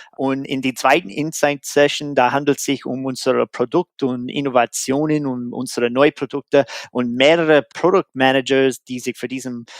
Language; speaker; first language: German; non-native, fluent; English